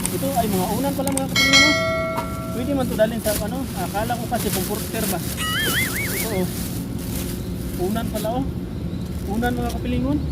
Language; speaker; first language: Filipino; non-native, local second language; Cebuano